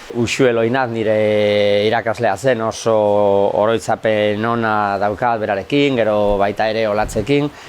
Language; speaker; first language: Basque; non-native, fluent; Galician